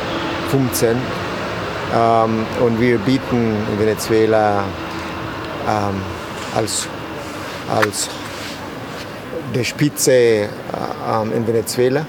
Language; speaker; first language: German; non-native, learner; Spanish